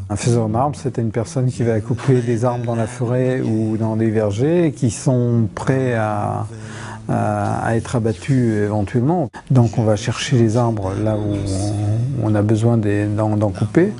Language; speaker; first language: French; native; French